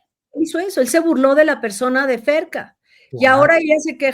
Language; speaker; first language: Spanish; native; Spanish